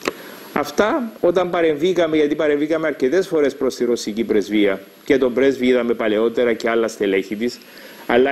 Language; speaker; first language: Greek; native; Greek